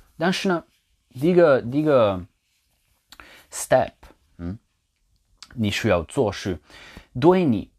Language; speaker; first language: Chinese; non-native, learner; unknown